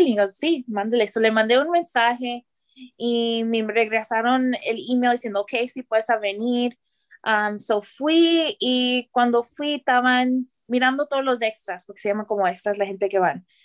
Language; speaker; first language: Spanish; early bilingual, heritage; Spanish